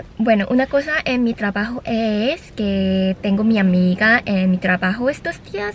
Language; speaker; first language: Spanish; non-native, learner; Korean